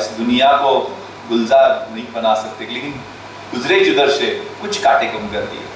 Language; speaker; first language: Hindi; non-native, local second language; Marathi